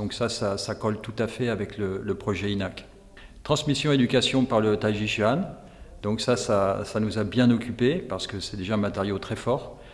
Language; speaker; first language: French; native; French